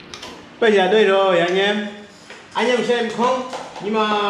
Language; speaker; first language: Vietnamese; non-native, learner; Portuguese